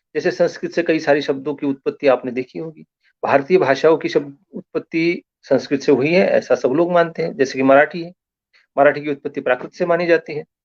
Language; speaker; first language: Hindi; non-native, local second language; Marathi